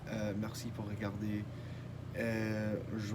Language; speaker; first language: French; non-native, learner; English